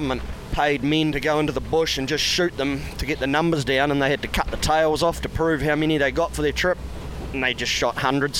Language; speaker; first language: English; native; English